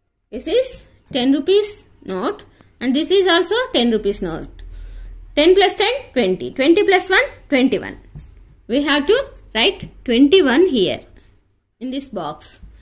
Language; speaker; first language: English; non-native, local second language; Telugu